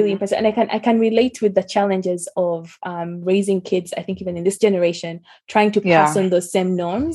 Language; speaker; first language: English; non-native, local second language; Luo (Kenya and Tanzania)